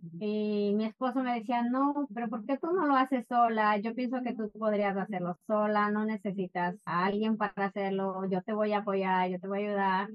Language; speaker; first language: Spanish; native; Spanish